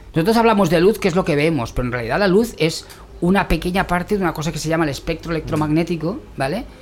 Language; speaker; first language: Spanish; native; Spanish